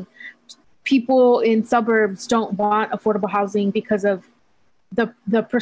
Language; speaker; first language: English; native; English